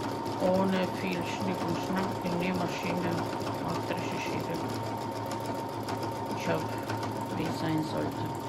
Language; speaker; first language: German; non-native, learner; Croatian